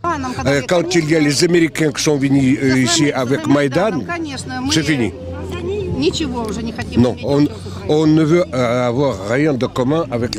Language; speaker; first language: French; non-native, fluent; Russian